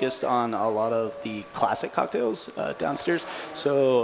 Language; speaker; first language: English; native; English